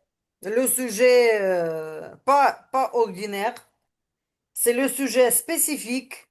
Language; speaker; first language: French; non-native, learner; Ukrainian